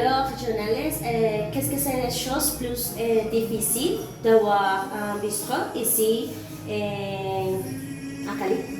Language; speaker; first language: French; non-native, learner; Spanish